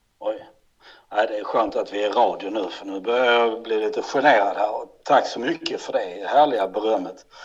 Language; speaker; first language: Swedish; native; Swedish